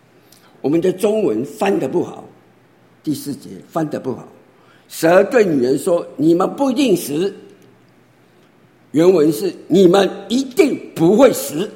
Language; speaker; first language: Chinese; native; Chinese